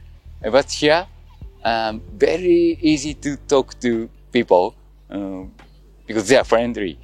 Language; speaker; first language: English; non-native, learner; Japanese